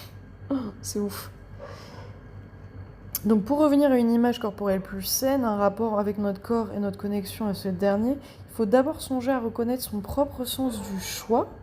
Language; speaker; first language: French; native; French